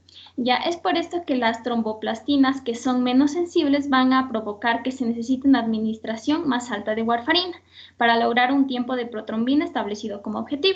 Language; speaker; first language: Spanish; native; Spanish